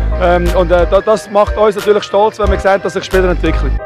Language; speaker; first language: German; native; German